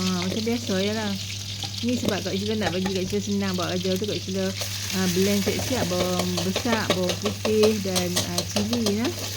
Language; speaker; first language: Malay; native; Malay